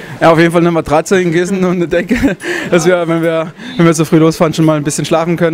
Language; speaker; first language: German; native; German